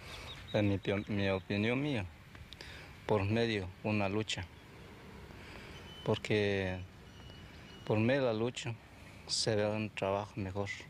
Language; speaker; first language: Spanish; non-native, local second language; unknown